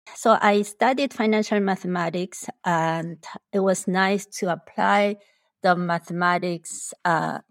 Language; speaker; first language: English; non-native, fluent; Spanish